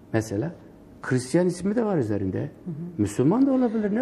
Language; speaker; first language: Turkish; non-native, local second language; Kurdish